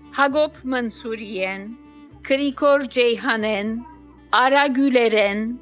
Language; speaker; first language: Armenian; native; Armenian